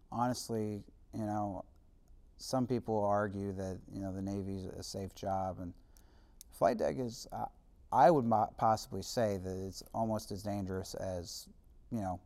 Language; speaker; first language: English; native; English